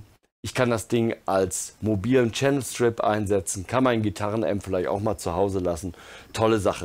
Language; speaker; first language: German; native; German